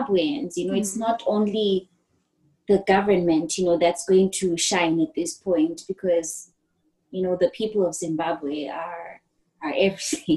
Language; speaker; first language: English; non-native, local second language; Shona